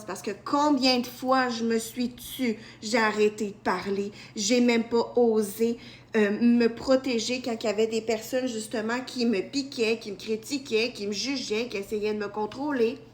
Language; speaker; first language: French; native; French